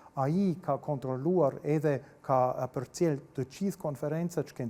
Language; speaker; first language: Albanian; non-native, fluent; German